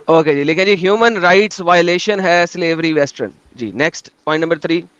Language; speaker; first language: Urdu; native; Urdu